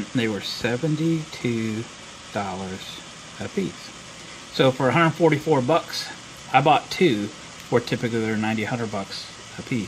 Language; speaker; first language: English; native; English